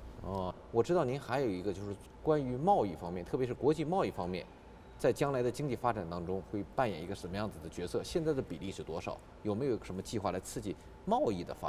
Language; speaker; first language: Chinese; native; Chinese